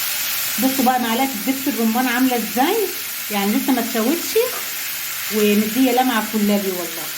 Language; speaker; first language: Arabic; native; Arabic